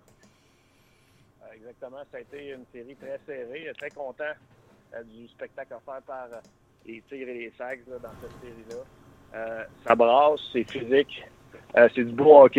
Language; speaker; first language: French; native; French